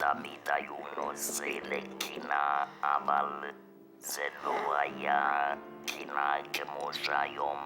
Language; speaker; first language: Hebrew; non-native, fluent; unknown